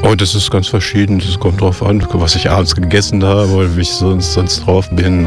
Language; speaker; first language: German; native; German